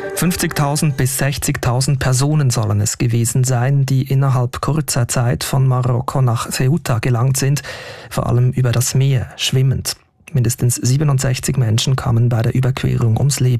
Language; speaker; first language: German; native; German